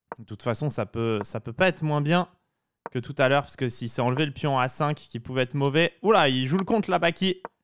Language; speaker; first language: French; native; French